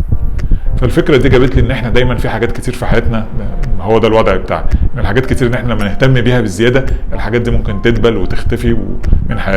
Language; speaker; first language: Arabic; native; Arabic